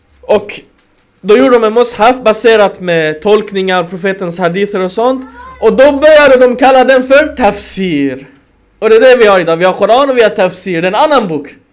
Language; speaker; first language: Swedish; early bilingual, other home language; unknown